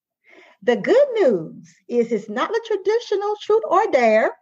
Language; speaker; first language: English; native; English